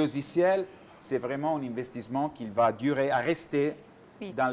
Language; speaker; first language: French; non-native, learner; Italian